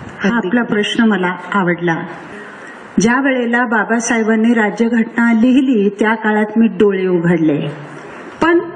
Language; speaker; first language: Marathi; non-native, local second language; Urdu